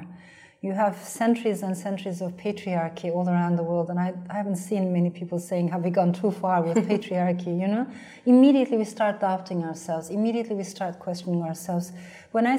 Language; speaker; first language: English; non-native, fluent; Turkish